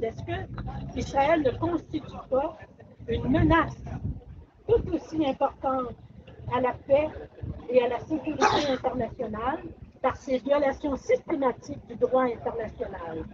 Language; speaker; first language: French; native; French